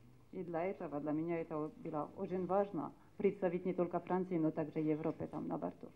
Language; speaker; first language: Russian; non-native, fluent; French